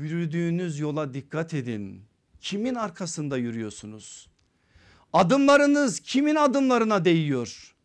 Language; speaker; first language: Turkish; native; Turkish